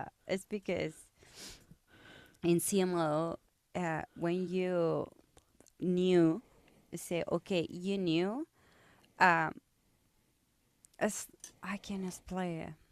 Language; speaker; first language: English; non-native, learner; Spanish